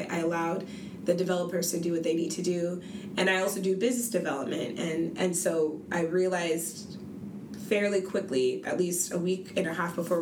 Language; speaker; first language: English; native; English